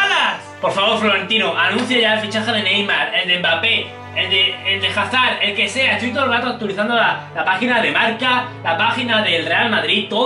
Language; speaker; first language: Spanish; native; Spanish